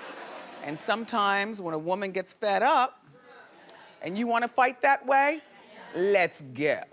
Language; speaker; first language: English; native; English